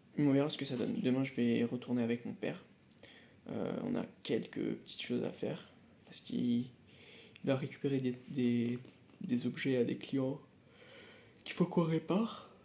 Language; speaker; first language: French; native; French